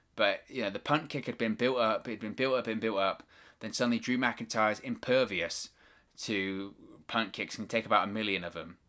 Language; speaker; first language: English; native; English